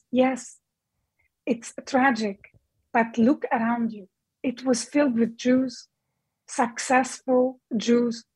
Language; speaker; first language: English; non-native, fluent; Arabic